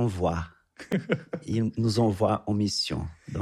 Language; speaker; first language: French; non-native, fluent; Portuguese